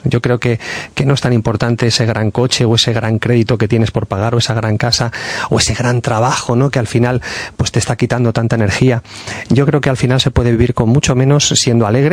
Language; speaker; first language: Spanish; native; Spanish